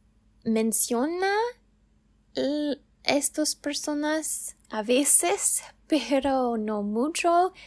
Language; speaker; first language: Spanish; non-native, learner; English